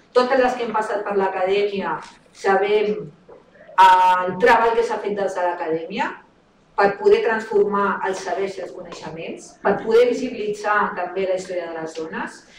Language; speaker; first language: Catalan; native; Catalan